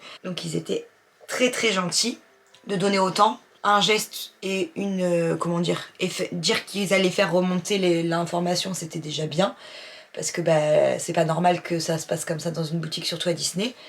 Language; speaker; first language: French; native; French